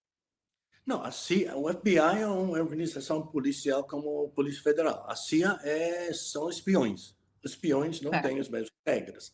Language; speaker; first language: Portuguese; non-native, fluent; English